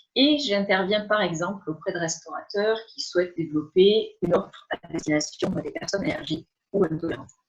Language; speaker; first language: French; native; French